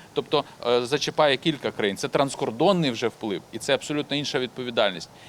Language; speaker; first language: Ukrainian; native; Ukrainian